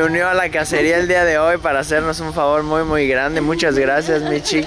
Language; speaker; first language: Spanish; native; Spanish